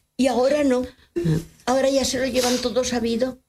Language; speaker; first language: Spanish; native; Spanish